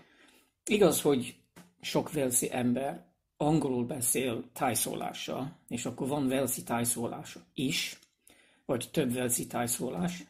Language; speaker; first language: Hungarian; non-native, fluent; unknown